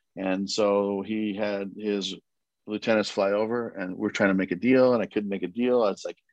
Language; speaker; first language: English; early bilingual, other home language; Korean